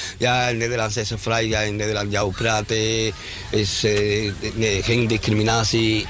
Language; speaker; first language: Dutch; non-native, learner; Spanish